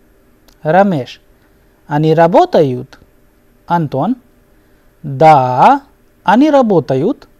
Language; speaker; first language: Russian; non-native, fluent; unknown